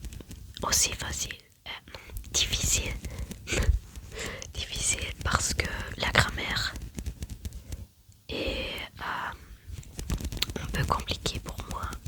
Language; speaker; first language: French; non-native, learner; German